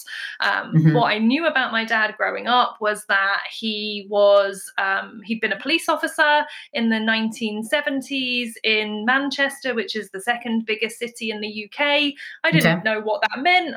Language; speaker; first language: English; native; English